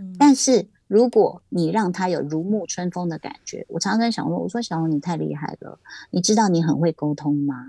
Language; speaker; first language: Chinese; native; Chinese